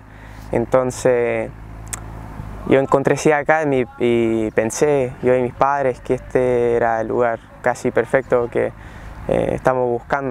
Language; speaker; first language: Spanish; early bilingual, heritage; Spanish